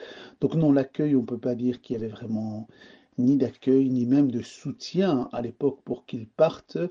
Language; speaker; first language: French; early bilingual, other home language; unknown